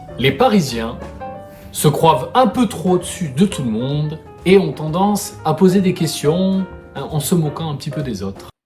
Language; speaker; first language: French; native; French